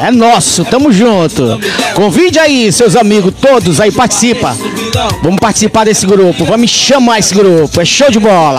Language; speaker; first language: Portuguese; native; Portuguese